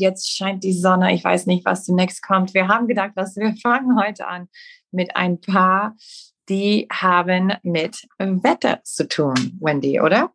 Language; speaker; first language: German; non-native, fluent; English